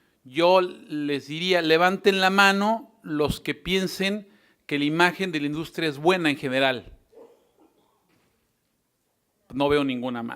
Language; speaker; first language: Spanish; native; Spanish